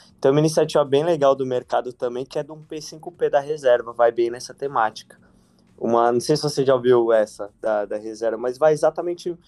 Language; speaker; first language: Portuguese; native; Portuguese